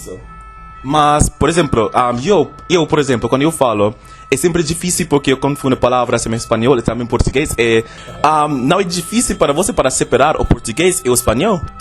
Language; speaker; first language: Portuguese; non-native, learner; English